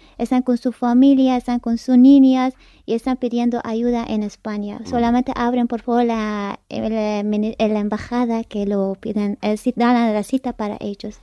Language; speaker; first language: Spanish; non-native, learner; Persian